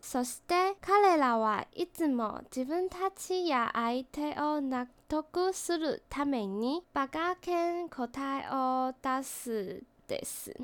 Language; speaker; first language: Japanese; non-native, learner; Chinese